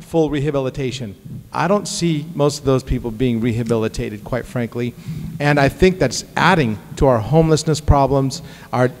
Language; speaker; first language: English; early bilingual, other home language; Arabic